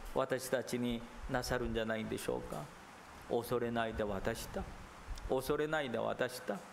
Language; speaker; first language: Japanese; non-native, fluent; Korean